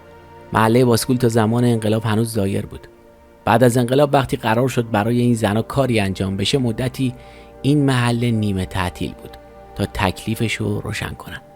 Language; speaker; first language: Persian; native; Persian